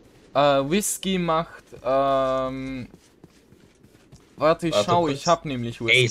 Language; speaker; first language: German; native; German